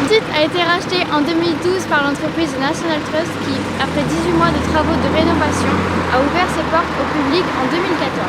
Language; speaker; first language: French; native; French